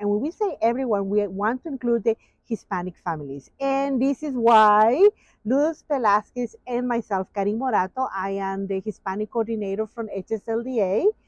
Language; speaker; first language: English; non-native, fluent; Spanish